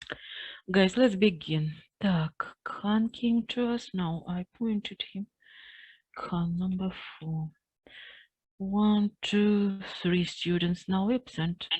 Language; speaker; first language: English; non-native, fluent; Russian